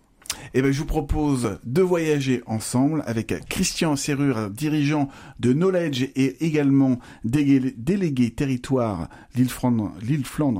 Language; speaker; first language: French; native; French